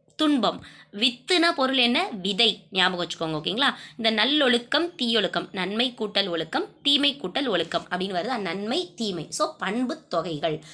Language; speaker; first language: Tamil; native; Tamil